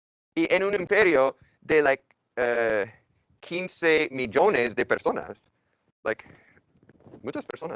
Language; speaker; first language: Spanish; non-native, fluent; English